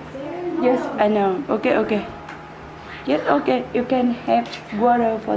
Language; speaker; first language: English; non-native, learner; Vietnamese